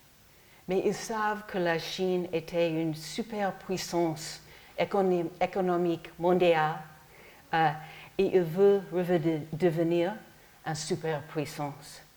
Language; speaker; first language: French; non-native, learner; English